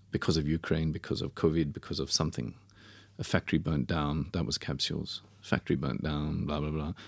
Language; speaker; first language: English; native; English